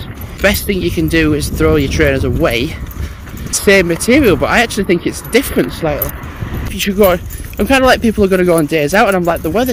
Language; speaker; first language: English; native; English